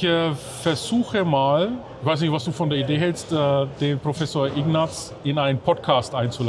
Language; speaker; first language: German; native; German